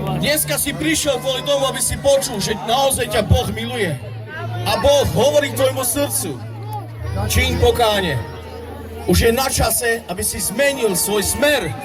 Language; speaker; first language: Slovak; non-native, local second language; Romany